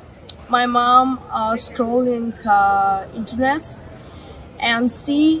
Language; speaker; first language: English; non-native, learner; Russian